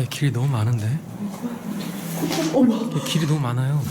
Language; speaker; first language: Korean; native; Korean